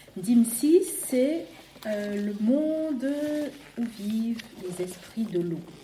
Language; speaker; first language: French; non-native, local second language; Duala